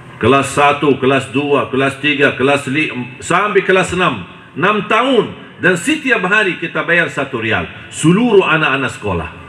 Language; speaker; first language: Indonesian; non-native, fluent; Arabic